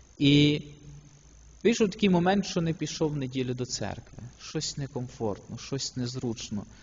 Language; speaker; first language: Ukrainian; native; Ukrainian